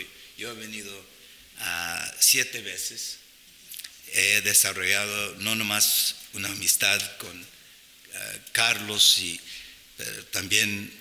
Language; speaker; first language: Spanish; non-native, fluent; English